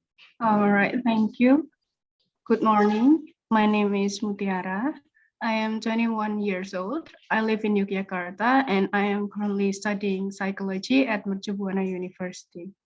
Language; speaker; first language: English; non-native, learner; Indonesian